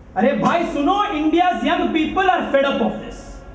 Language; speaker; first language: English; non-native, local second language; Kannada